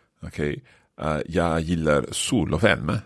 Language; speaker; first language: Swedish; non-native, learner; English